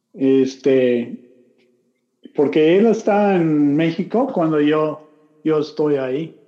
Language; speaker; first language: Spanish; non-native, learner; English